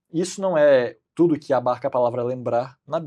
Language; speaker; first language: Portuguese; native; Portuguese